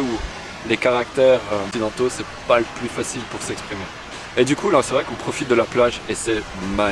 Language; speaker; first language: French; native; French